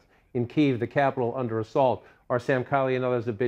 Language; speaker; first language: English; native; English